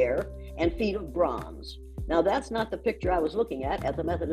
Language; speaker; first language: English; native; English